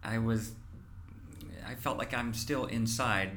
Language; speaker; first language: English; native; English